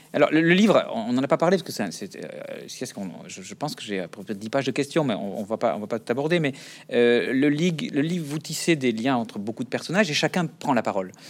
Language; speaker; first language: French; native; French